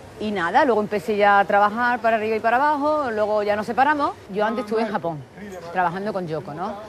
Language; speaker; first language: Spanish; native; Spanish